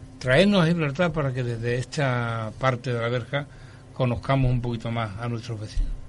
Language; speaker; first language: Spanish; native; Spanish